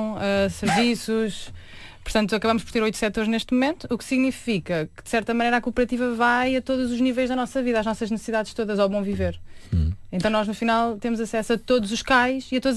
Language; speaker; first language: Portuguese; native; Portuguese